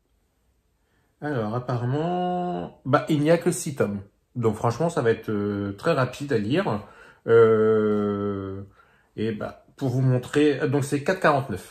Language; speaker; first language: French; native; French